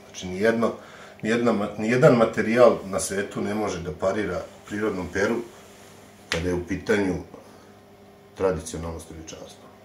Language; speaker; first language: Serbian; native; Serbian